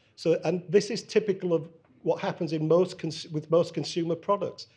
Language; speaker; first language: English; native; English